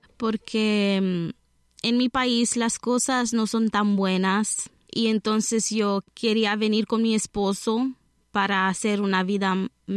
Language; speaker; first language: Spanish; non-native, learner; Romanian